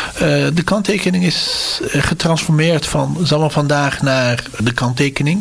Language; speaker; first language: Dutch; non-native, fluent; Turkish